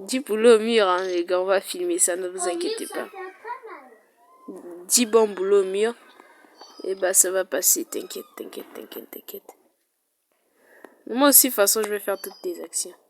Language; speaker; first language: French; native; French